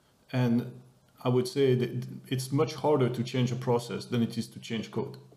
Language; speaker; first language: English; non-native, fluent; French